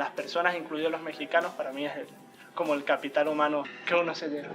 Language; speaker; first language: Spanish; non-native, fluent; German